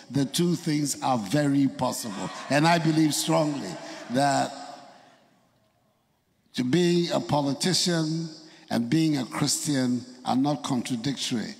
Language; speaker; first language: English; non-native, local second language; Akan